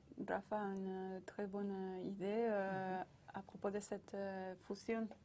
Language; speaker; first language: French; non-native, fluent; Spanish